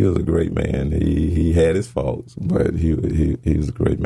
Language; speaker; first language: English; native; English